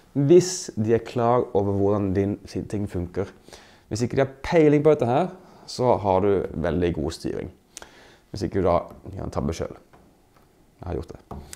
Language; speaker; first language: Norwegian; native; Norwegian